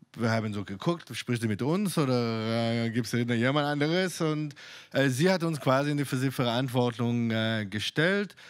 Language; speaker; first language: German; non-native, fluent; Hebrew